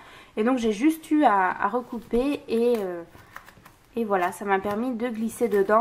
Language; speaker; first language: French; native; French